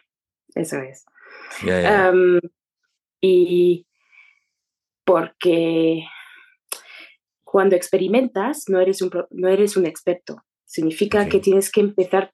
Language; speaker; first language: Spanish; non-native, fluent; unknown